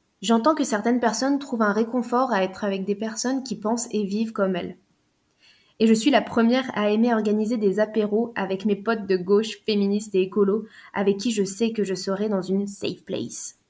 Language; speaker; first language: French; native; French